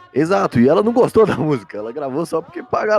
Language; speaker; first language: Portuguese; native; Portuguese